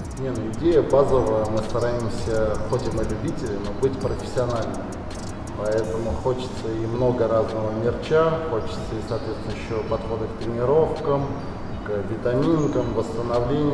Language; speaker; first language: Russian; native; Russian